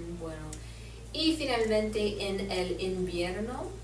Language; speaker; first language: Spanish; non-native, learner; English